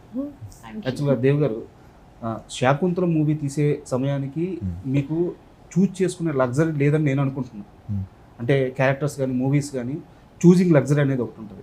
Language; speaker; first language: Telugu; native; Telugu